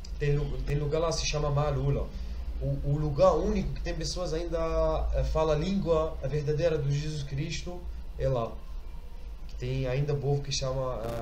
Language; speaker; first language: Portuguese; non-native, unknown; Arabic